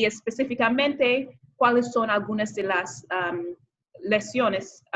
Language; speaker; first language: Spanish; non-native, fluent; English